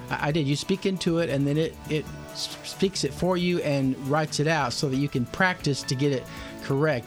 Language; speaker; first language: English; native; English